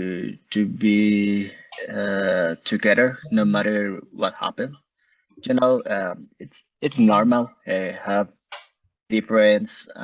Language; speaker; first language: English; non-native, learner; Spanish